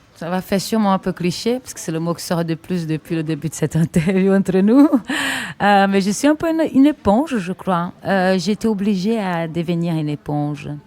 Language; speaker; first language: French; non-native, fluent; Portuguese